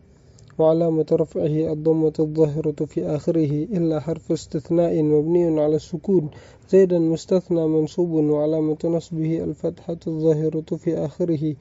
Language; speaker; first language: Arabic; non-native, fluent; Indonesian